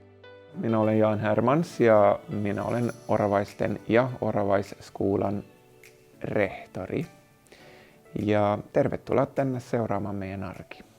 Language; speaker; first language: Finnish; non-native, local second language; Swedish